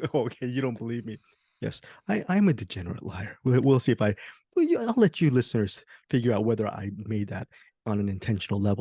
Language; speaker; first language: English; native; English